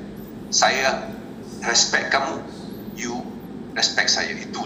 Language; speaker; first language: Indonesian; non-native, local second language; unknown